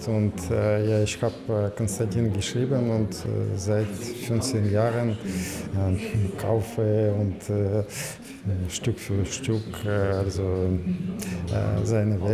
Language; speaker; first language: German; non-native, learner; Russian